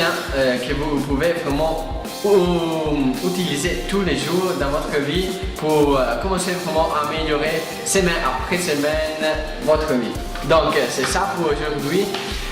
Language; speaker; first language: French; non-native, fluent; Italian